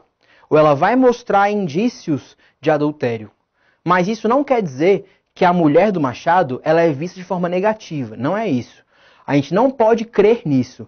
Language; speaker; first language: Portuguese; native; Portuguese